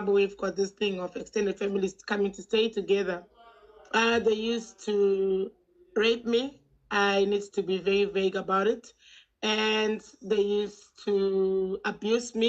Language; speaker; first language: English; non-native, local second language; Shona